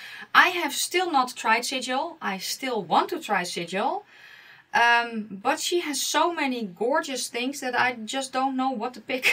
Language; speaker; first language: English; non-native, fluent; Dutch